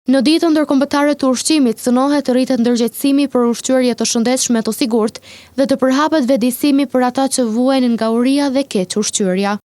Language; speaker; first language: Albanian; native; Albanian